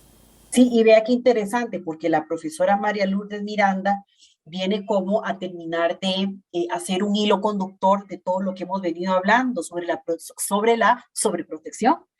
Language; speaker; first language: Spanish; native; Spanish